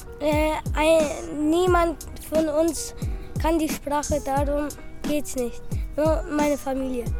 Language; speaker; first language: German; early bilingual, other home language; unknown